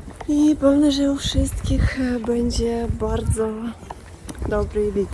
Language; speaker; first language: Polish; non-native, learner; Russian